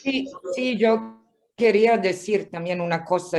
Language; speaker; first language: Spanish; non-native, fluent; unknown